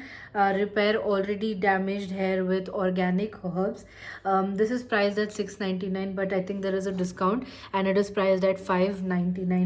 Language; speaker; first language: English; non-native, local second language; Hindi